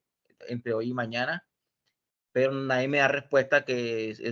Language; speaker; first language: Spanish; native; Spanish